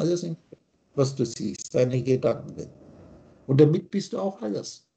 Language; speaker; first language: German; native; German